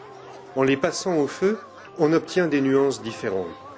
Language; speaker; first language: French; native; French